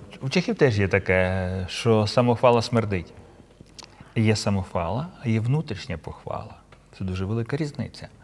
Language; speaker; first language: Ukrainian; native; Ukrainian